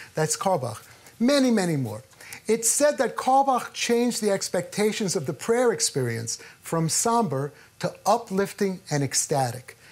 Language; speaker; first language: English; native; English